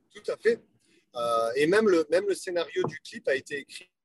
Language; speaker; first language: French; native; French